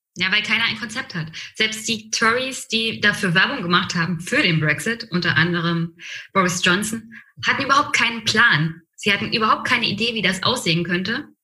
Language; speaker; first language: German; native; German